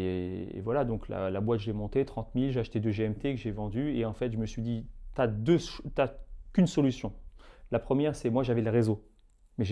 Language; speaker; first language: French; native; French